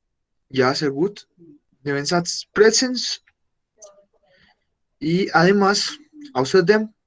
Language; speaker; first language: German; non-native, fluent; Spanish